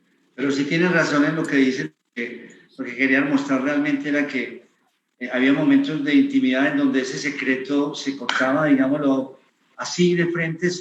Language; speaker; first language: Spanish; native; Spanish